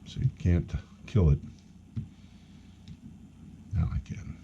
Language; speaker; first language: English; native; English